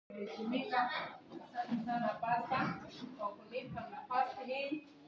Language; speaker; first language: Swahili; non-native, local second language; Kikuyu